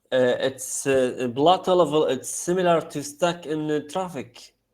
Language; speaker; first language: English; non-native, learner; Arabic